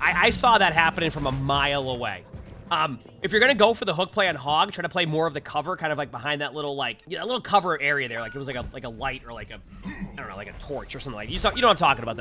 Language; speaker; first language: English; native; English